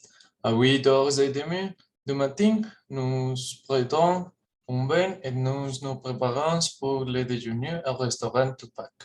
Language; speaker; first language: French; non-native, learner; Spanish